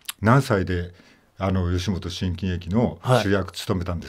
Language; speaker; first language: Japanese; native; Japanese